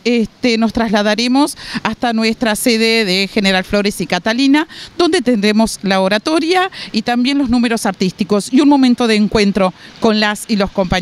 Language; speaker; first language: Spanish; native; Spanish